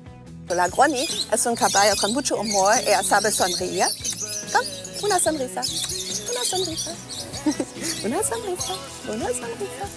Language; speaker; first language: Spanish; non-native, fluent; German